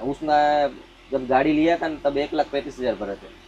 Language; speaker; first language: Hindi; non-native, local second language; Gujarati